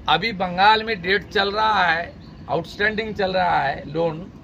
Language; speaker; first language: Hindi; non-native, local second language; Bangla